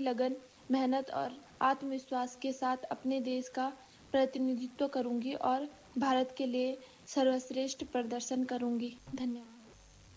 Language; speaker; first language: Hindi; native; Hindi